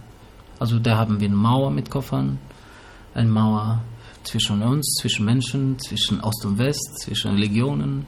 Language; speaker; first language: German; early bilingual, other home language; Albanian